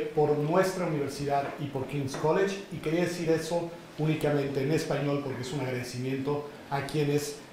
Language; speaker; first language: Spanish; native; Spanish